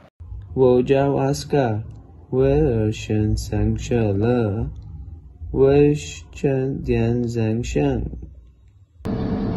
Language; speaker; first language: Chinese; non-native, learner; Malay